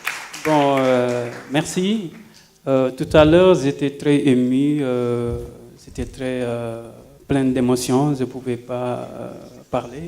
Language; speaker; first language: French; non-native, local second language; Wolof